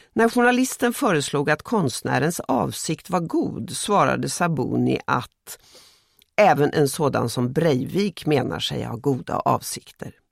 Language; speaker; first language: Swedish; native; Swedish